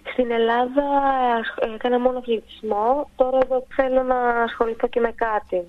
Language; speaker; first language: Greek; native; Greek